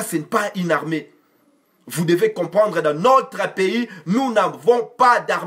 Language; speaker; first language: French; non-native, local second language; Lingala